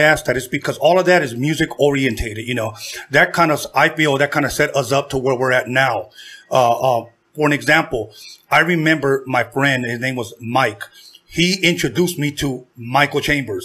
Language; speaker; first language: English; native; English